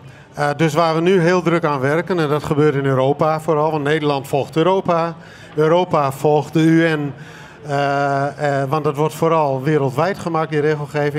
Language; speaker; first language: Dutch; native; Dutch